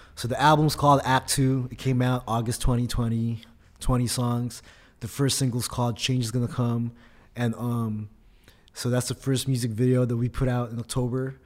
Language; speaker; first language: English; early bilingual, other home language; Filipino